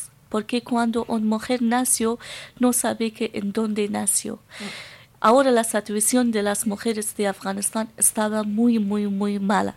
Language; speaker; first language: Spanish; non-native, learner; Persian